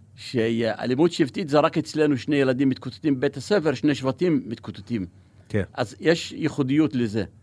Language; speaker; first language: Hebrew; non-native, local second language; Arabic